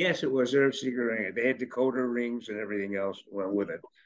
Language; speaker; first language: English; native; English